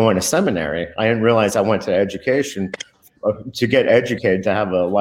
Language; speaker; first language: English; early bilingual, other home language; Spanish